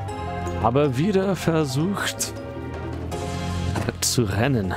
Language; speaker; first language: German; non-native, fluent; English